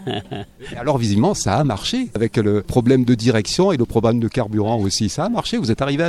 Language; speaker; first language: French; native; French